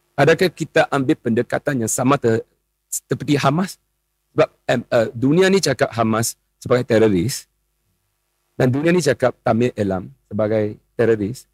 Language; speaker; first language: Malay; non-native, local second language; Chinese